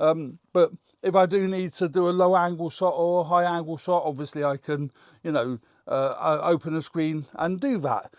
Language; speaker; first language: English; native; English